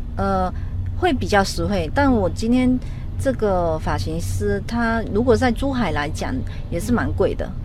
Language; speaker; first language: Chinese; non-native, local second language; Cantonese